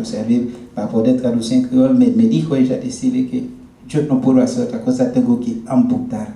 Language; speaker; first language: Spanish; non-native, fluent; Haitian Creole